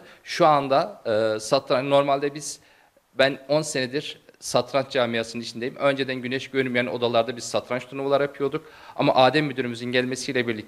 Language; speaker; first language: Turkish; native; Turkish